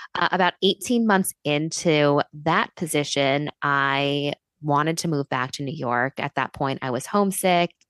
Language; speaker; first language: English; native; English